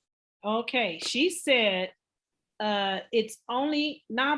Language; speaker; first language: English; native; English